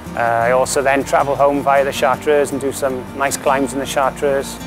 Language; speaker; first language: English; native; English